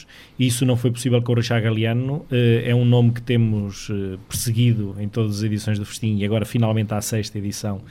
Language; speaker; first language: Portuguese; native; Portuguese